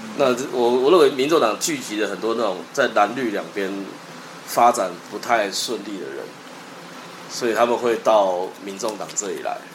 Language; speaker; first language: Chinese; native; Chinese